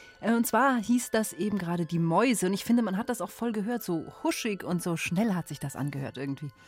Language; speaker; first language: German; native; German